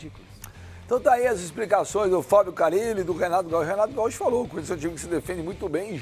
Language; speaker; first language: Portuguese; native; Portuguese